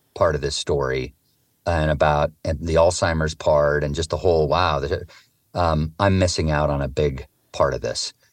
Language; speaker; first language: English; native; English